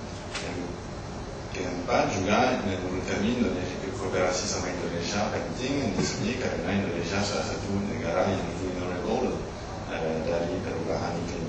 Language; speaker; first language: Indonesian; non-native, learner; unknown